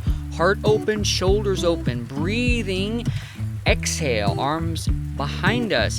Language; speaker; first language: English; native; English